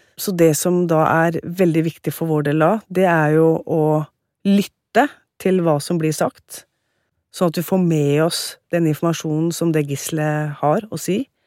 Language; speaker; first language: Norwegian; native; Norwegian